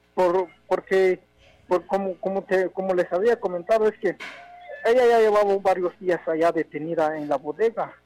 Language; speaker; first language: Spanish; non-native, local second language; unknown